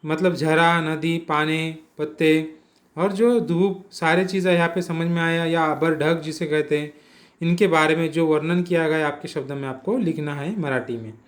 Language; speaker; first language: Hindi; non-native, local second language; Marathi